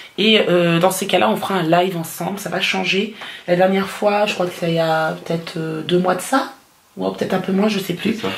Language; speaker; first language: French; native; French